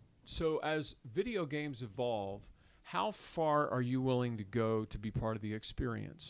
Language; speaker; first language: English; native; English